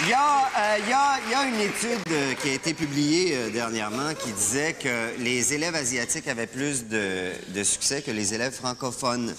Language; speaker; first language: French; native; French